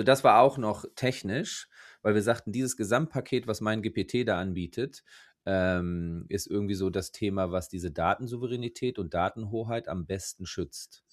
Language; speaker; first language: German; native; German